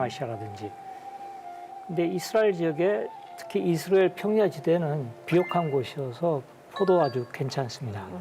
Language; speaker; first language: Korean; native; Korean